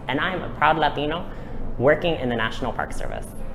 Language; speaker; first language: English; early bilingual, other home language; Spanish